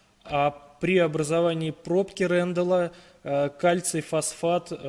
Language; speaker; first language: Russian; native; Russian